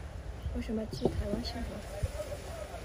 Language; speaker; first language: Chinese; non-native, learner; Vietnamese